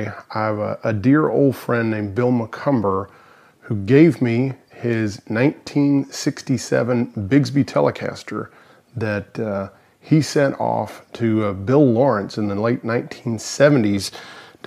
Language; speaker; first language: English; native; English